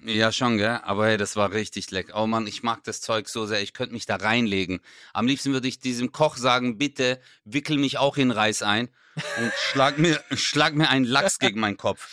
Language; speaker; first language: German; native; German